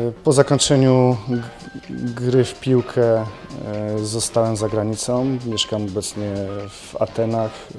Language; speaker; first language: Polish; native; Polish